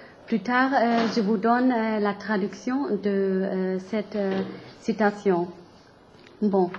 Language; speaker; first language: French; non-native, learner; German